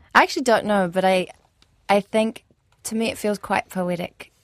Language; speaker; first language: English; early bilingual, other home language; Arabic